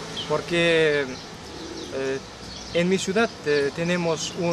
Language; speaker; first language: Spanish; non-native, learner; Kyrgyz